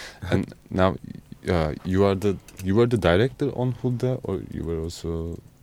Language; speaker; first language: English; non-native, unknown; Turkish